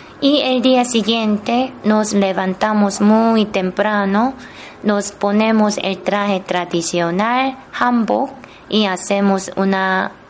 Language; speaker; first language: Spanish; non-native, fluent; Korean